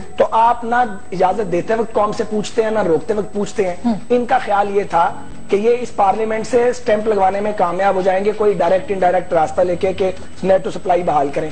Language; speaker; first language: Urdu; non-native, local second language; Punjabi